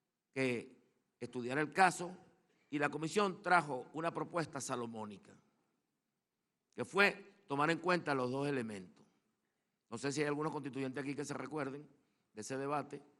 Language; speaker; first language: Spanish; native; Spanish